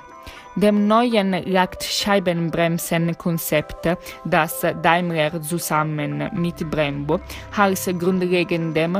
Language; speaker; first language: German; non-native, learner; Italian